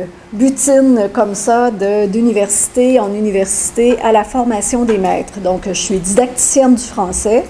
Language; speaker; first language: French; native; French